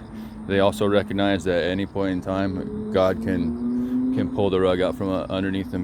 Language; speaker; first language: English; native; English